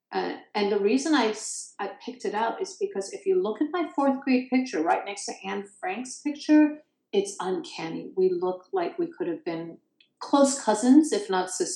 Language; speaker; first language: English; early bilingual, other home language; Persian